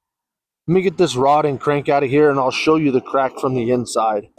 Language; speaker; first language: English; native; English